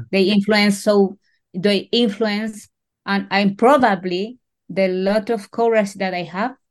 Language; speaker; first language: English; non-native, learner; Spanish